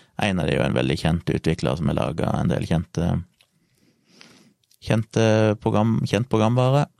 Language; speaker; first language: Norwegian; native; Norwegian